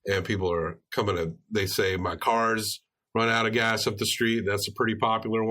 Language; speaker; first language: English; native; English